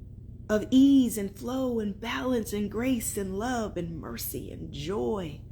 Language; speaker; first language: English; native; English